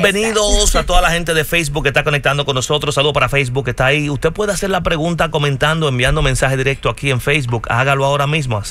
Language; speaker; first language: Spanish; native; Spanish